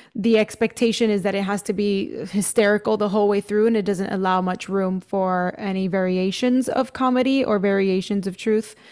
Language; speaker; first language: English; early bilingual, other home language; Spanish